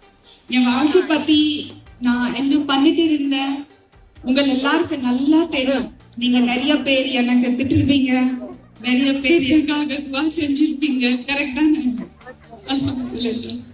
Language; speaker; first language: Tamil; non-native, fluent; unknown